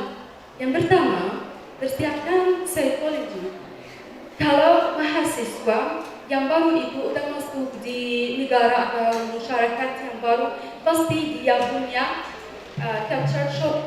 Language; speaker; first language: Indonesian; non-native, fluent; Arabic